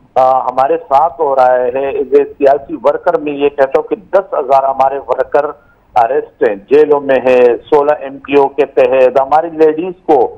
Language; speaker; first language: Urdu; non-native, local second language; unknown